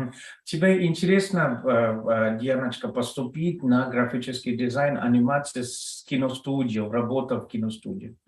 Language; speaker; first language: Russian; non-native, fluent; Telugu